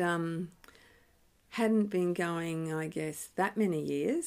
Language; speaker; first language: English; native; English